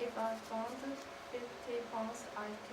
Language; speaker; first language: English; non-native, learner; Chinese